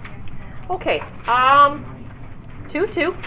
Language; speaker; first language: English; native; English